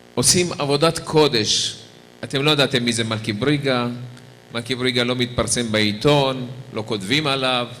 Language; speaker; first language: Hebrew; native; Hebrew